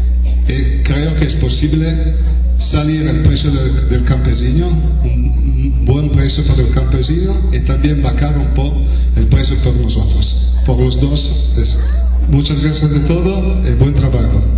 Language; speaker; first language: Spanish; non-native, learner; Italian